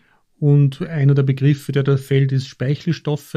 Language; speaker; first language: German; native; German